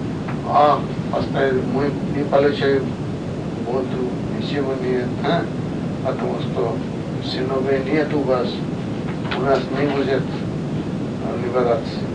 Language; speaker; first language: Russian; non-native, learner; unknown